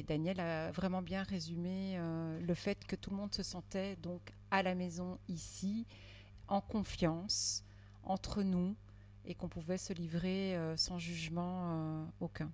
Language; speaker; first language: French; native; French